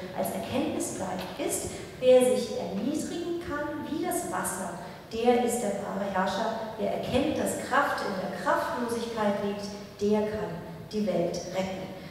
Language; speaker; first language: German; native; German